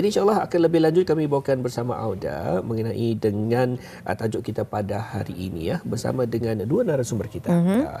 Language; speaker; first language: Malay; native; Malay